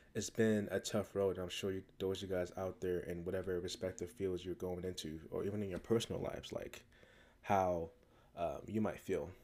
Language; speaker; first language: English; native; English